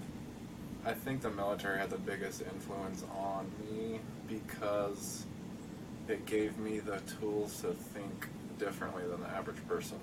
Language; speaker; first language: English; native; English